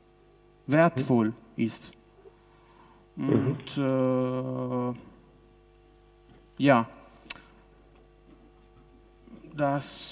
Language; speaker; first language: German; non-native, local second language; Italian